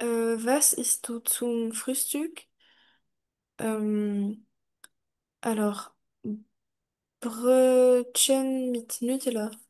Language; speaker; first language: German; non-native, learner; French